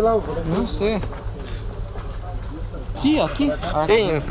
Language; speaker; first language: Spanish; non-native, learner; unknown